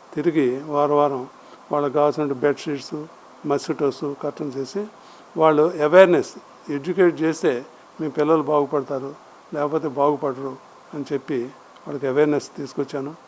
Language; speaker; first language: Telugu; native; Telugu